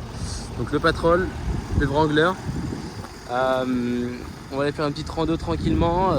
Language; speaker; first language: French; native; French